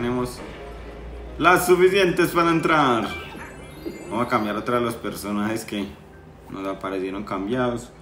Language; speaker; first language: Spanish; native; Spanish